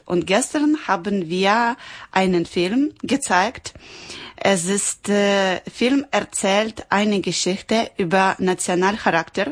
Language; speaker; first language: German; non-native, learner; Ukrainian